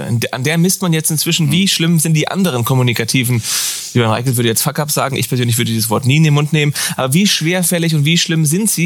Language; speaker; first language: German; native; German